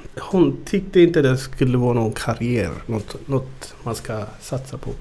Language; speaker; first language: Swedish; early bilingual, other home language; Amharic